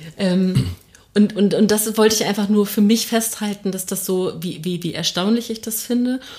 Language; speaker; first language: German; native; German